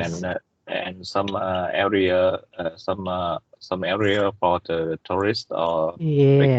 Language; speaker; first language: English; non-native, learner; Vietnamese